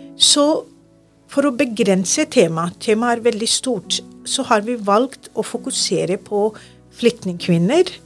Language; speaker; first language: Norwegian; non-native, fluent; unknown